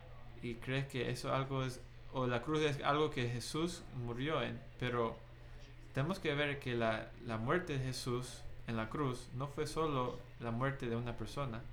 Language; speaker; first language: Spanish; non-native, fluent; English